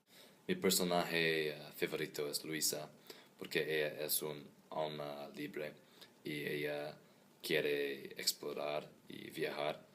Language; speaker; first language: Spanish; non-native, learner; English